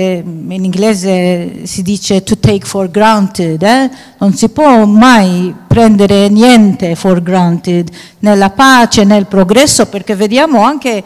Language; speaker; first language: Italian; non-native, fluent; Maltese